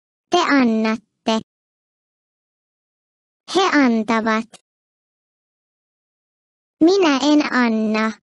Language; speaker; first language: Finnish; non-native, fluent; Turkish